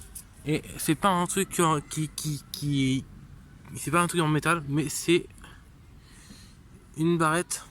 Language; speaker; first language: French; native; French